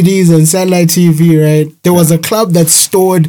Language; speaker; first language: English; non-native, local second language; Shona